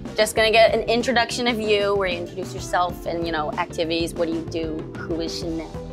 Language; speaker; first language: English; native; English